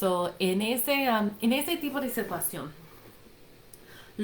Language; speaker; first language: Spanish; non-native, fluent; English